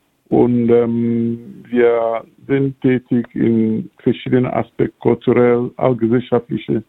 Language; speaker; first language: German; non-native, fluent; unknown